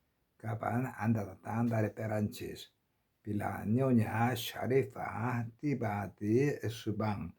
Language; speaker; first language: Indonesian; non-native, learner; Korean